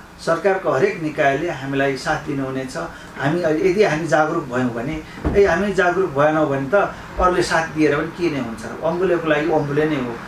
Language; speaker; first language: Nepali; non-native, local second language; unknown